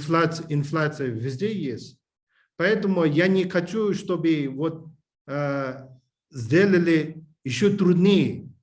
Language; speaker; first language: Russian; non-native, learner; English